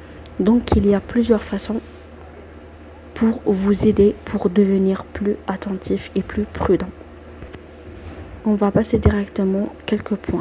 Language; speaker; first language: French; non-native, local second language; Arabic